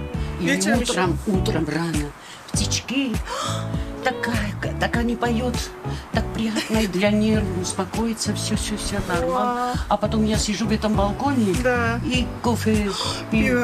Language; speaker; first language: Russian; non-native, local second language; Georgian